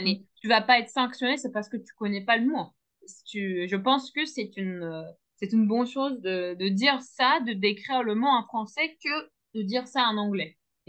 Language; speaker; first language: French; non-native, fluent; Turkish